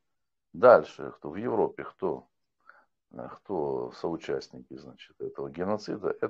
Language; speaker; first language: Russian; non-native, local second language; Chechen